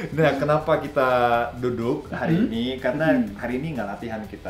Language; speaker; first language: Indonesian; non-native, fluent; Japanese